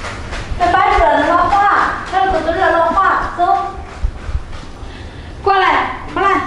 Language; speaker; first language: Chinese; native; Chinese